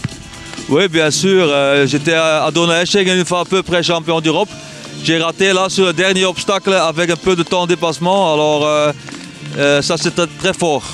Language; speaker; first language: French; non-native, local second language; Dutch